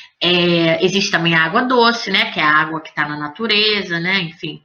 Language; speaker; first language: Portuguese; native; Portuguese